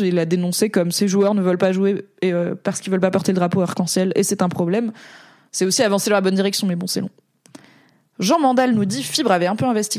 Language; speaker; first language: French; native; French